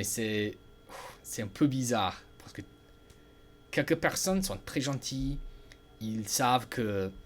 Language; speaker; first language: French; non-native, learner; English